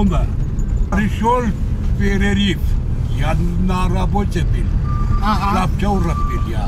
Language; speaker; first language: Russian; non-native, local second language; Armenian